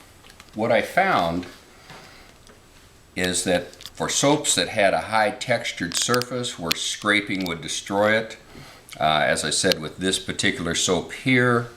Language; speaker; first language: English; native; English